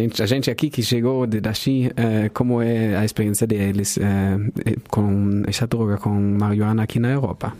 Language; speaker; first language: Portuguese; non-native, fluent; German